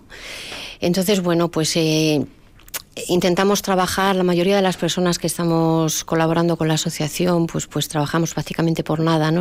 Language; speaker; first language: Spanish; native; Spanish